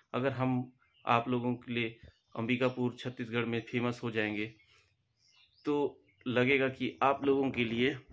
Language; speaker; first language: Hindi; native; Hindi